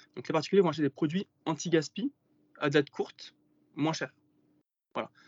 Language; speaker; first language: French; native; French